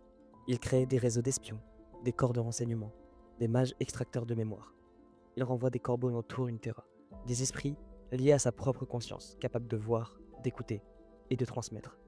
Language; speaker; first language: French; native; French